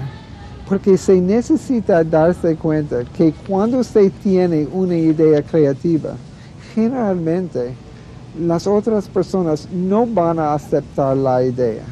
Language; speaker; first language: Spanish; non-native, fluent; English